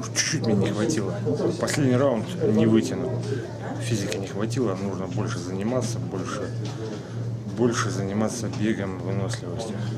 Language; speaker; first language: Russian; native; Russian